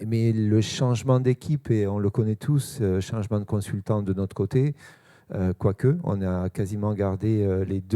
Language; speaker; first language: French; native; French